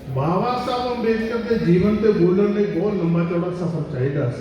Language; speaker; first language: Hindi; non-native, local second language; Punjabi